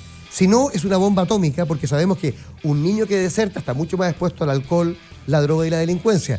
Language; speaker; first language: Spanish; native; Spanish